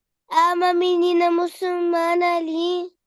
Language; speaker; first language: Portuguese; early bilingual, heritage; Portuguese